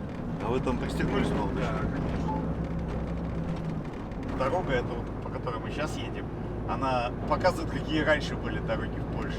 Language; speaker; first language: Russian; native; Russian